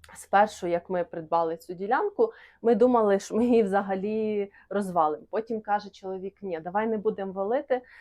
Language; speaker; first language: Ukrainian; non-native, local second language; Russian